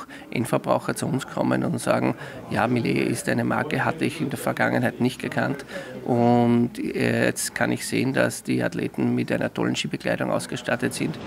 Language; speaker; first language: German; native; German